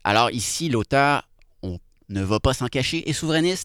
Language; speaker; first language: French; native; French